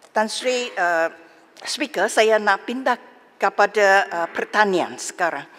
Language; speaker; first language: Malay; non-native, local second language; Chinese